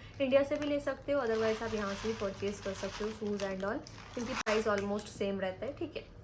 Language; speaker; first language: Hindi; native; Hindi